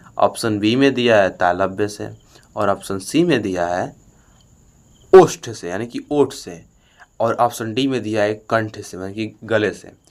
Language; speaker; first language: Hindi; native; Hindi